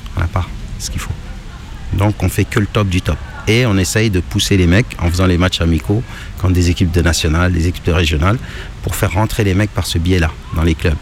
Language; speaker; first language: French; native; French